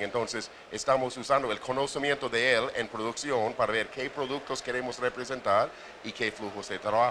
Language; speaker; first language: Spanish; non-native, fluent; English